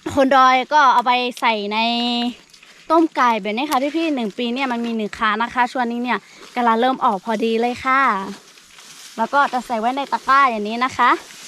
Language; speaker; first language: Thai; non-native, local second language; Lahu